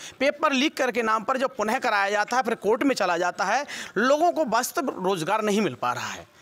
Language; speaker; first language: Hindi; native; Hindi